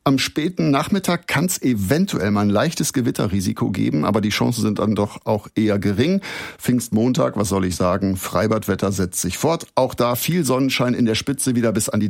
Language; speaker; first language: German; native; German